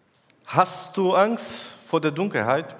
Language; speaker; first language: German; non-native, fluent; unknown